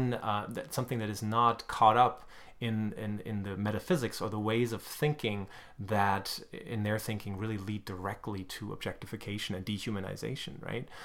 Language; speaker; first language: English; non-native, fluent; German